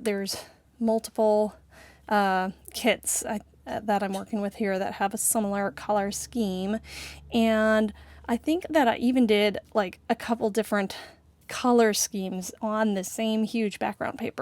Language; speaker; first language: English; native; English